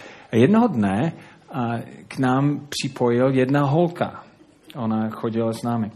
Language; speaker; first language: Czech; non-native, fluent; English